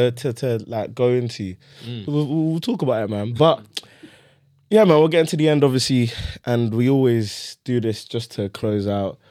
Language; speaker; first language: English; native; English